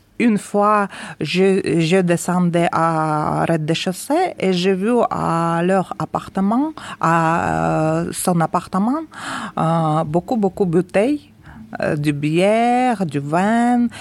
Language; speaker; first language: French; non-native, learner; Ukrainian